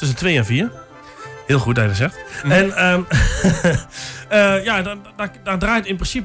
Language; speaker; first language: Dutch; native; Dutch